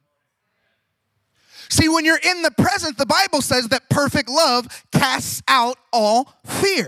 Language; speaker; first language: English; native; English